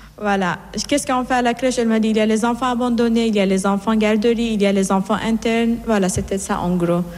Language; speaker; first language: French; non-native, fluent; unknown